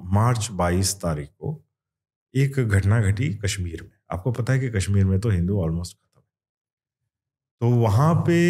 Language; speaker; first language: Hindi; non-native, local second language; Kannada